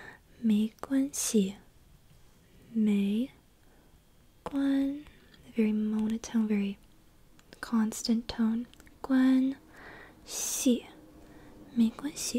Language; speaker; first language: Chinese; non-native, fluent; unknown